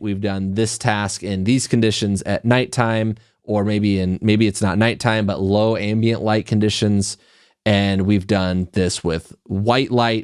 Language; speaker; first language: English; native; English